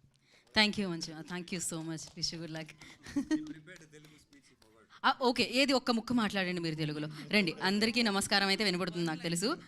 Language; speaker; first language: Telugu; native; Telugu